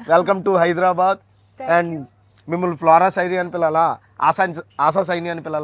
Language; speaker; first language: Telugu; native; Telugu